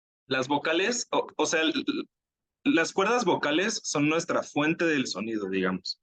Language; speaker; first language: Spanish; native; Spanish